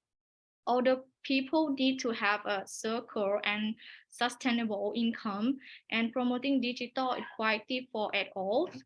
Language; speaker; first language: English; non-native, learner; Thai